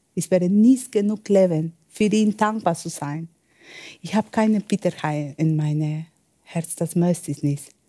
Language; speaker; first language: German; non-native, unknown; Spanish